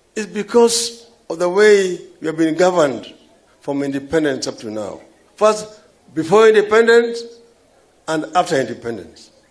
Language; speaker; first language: English; non-native, local second language; Luo (Kenya and Tanzania)